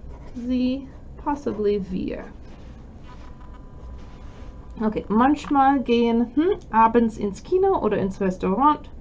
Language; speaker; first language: German; non-native, fluent; English